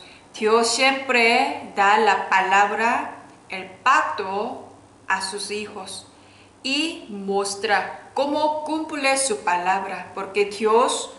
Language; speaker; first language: Spanish; non-native, learner; Korean